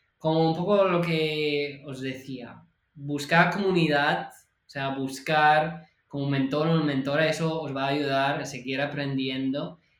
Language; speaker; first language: Spanish; non-native, fluent; English